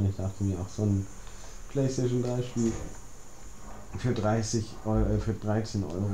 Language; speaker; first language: German; native; German